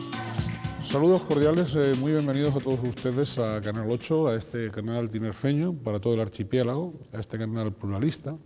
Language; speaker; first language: Spanish; native; Spanish